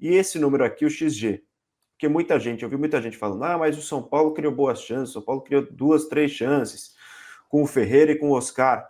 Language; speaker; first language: Portuguese; native; Portuguese